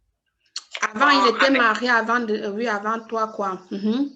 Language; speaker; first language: French; native; French